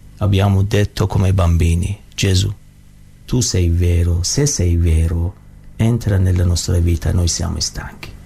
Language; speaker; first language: Italian; non-native, learner; Persian